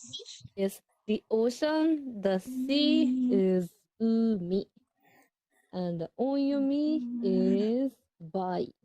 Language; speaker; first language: English; non-native, learner; Japanese